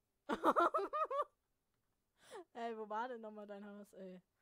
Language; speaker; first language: German; native; German